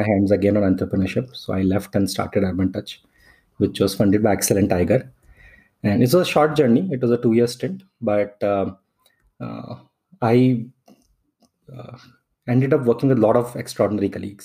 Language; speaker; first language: English; non-native, local second language; Hindi